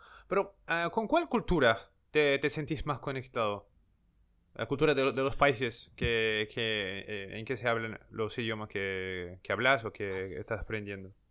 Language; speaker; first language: Spanish; non-native, fluent; Portuguese